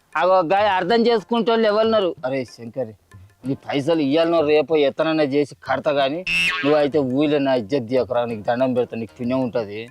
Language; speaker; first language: Telugu; native; Telugu